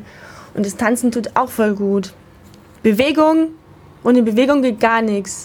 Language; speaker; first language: German; native; German